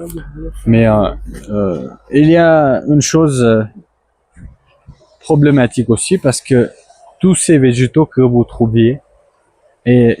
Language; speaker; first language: French; non-native, learner; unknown